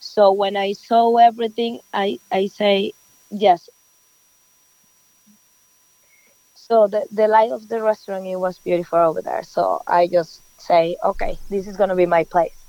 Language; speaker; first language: English; non-native, learner; Spanish